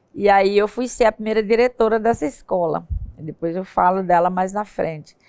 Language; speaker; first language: Portuguese; native; Portuguese